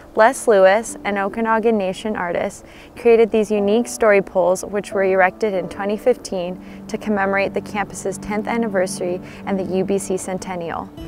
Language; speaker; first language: English; native; English